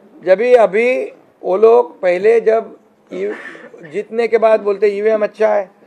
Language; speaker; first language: Hindi; non-native, local second language; Marathi